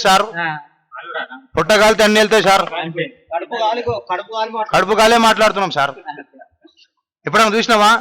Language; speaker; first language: Telugu; native; Telugu